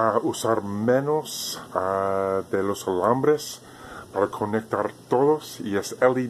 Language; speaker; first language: Spanish; non-native, learner; English